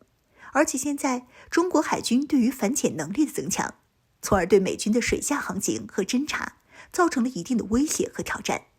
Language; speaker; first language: Chinese; native; Chinese